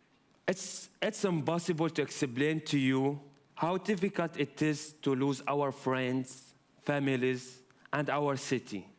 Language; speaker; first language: English; non-native, fluent; Arabic